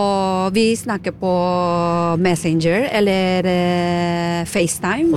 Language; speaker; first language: Norwegian; non-native, fluent; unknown